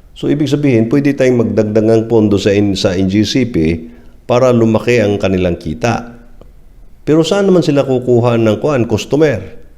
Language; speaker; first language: Filipino; non-native, local second language; Cebuano